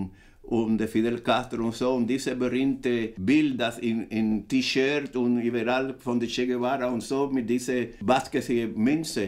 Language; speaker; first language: German; non-native, fluent; Spanish